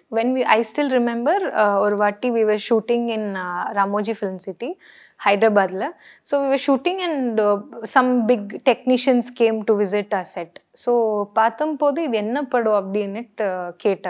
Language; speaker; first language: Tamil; non-native, learner; Kannada